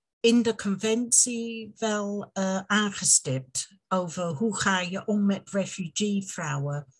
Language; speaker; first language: Dutch; non-native, fluent; English